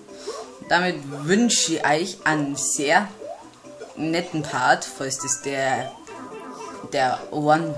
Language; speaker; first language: German; native; German